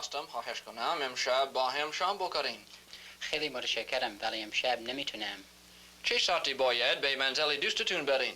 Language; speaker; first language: Persian; non-native, learner; English